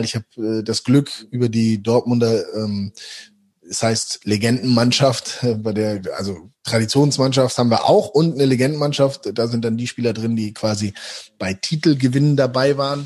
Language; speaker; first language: German; native; German